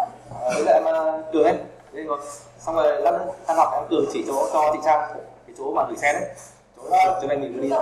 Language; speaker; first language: Chinese; non-native, fluent; Vietnamese